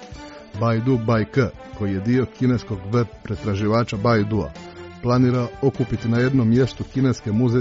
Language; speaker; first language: Croatian; native; Croatian